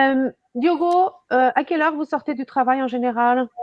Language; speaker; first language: French; non-native, fluent; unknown